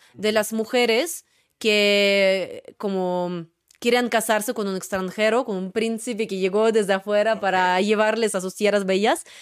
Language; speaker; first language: Spanish; non-native, fluent; Russian